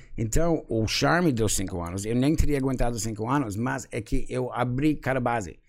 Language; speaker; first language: Portuguese; non-native, fluent; English